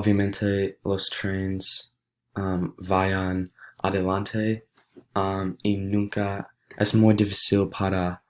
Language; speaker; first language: Spanish; non-native, learner; English